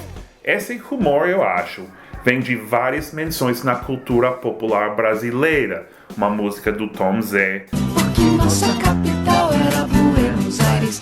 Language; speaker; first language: Portuguese; non-native, fluent; English